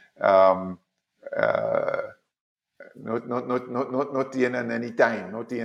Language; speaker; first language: Spanish; non-native, learner; English